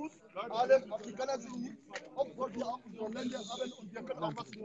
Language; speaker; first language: German; non-native, fluent; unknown